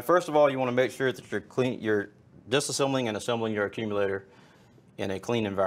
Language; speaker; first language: English; native; English